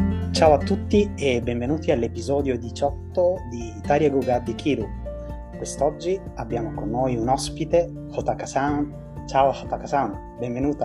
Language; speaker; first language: Italian; native; Italian